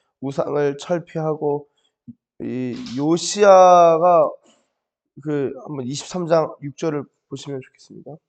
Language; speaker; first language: Korean; native; Korean